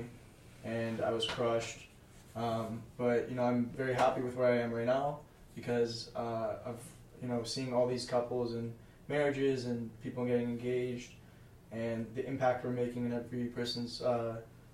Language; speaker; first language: English; native; English